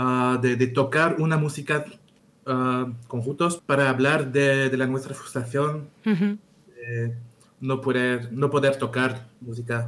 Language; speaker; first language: Spanish; non-native, learner; French